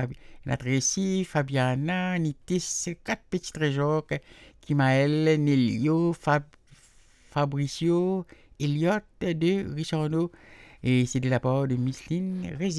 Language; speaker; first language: French; non-native, local second language; Morisyen